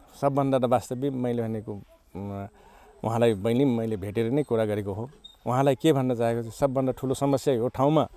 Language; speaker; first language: Nepali; non-native, local second language; Rana Tharu